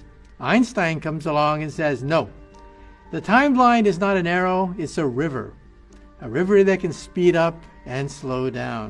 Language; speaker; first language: English; native; English